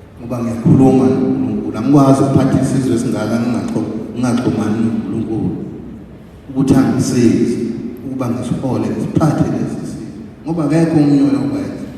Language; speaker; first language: Zulu; native; Zulu